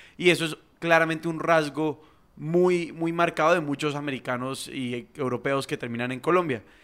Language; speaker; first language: Spanish; native; Spanish